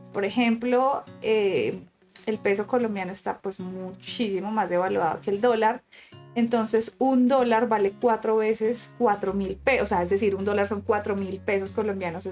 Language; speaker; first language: Spanish; native; Spanish